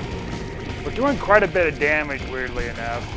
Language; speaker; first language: English; native; English